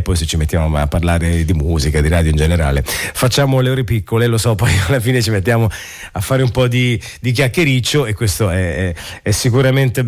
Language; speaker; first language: Italian; native; Italian